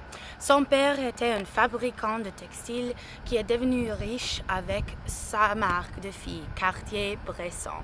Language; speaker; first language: French; non-native, learner; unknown